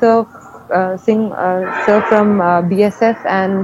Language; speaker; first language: English; non-native, local second language; Malayalam